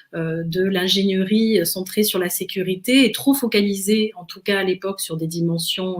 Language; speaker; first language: French; native; French